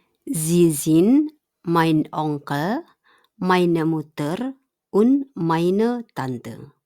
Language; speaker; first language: German; non-native, fluent; Indonesian